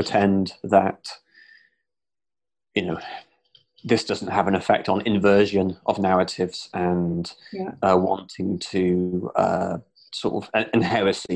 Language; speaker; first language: English; native; English